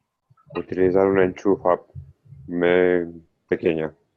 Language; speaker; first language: Spanish; non-native, learner; Italian